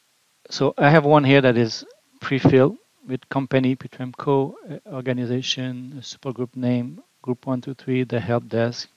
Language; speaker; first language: English; non-native, fluent; French